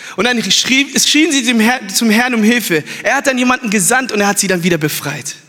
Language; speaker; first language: German; early bilingual, other home language; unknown